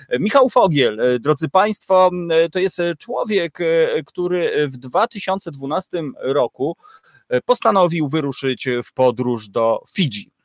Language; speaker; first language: Polish; native; Polish